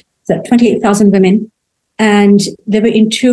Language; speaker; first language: English; native; English